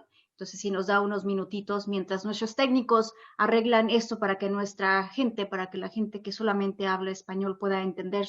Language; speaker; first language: Spanish; native; Spanish